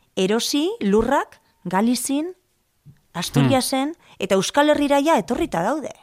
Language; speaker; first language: Basque; non-native, local second language; Spanish